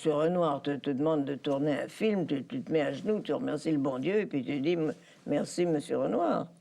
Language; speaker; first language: French; early bilingual, other home language; Polish